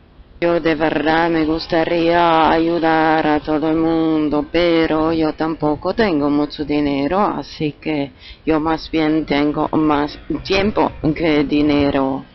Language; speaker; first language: Spanish; non-native, learner; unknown